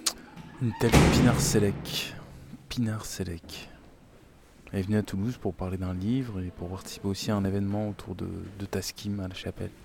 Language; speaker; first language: French; native; French